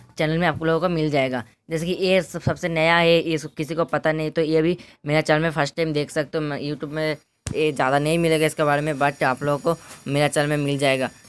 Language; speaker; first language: Hindi; non-native, local second language; Bangla